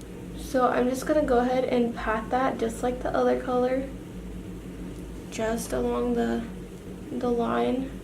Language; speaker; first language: English; native; English